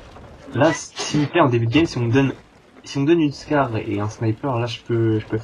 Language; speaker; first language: French; native; French